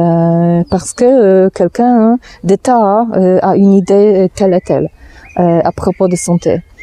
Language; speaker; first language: French; non-native, fluent; Polish